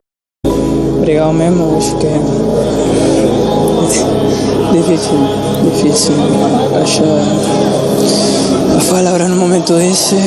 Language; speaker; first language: Portuguese; non-native, fluent; Spanish